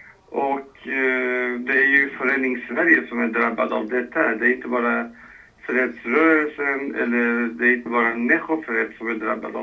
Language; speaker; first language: Swedish; non-native, fluent; Persian